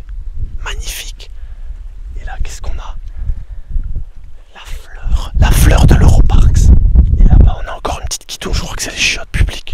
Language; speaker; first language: French; native; French